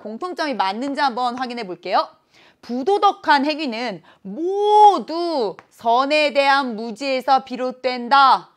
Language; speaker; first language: Korean; native; Korean